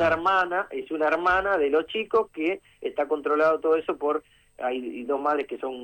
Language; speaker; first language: Spanish; native; Spanish